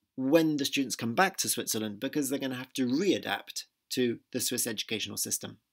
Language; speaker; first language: English; native; English